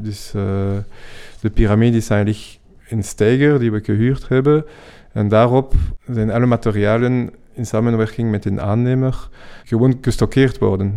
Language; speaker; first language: Dutch; non-native, fluent; French